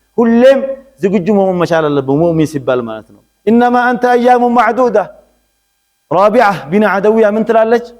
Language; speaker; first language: Amharic; non-native, local second language; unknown